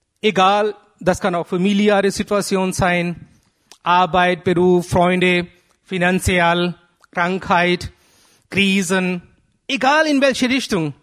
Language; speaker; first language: German; non-native, fluent; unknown